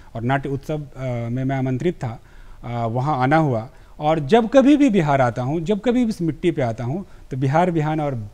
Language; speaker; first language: Hindi; native; Hindi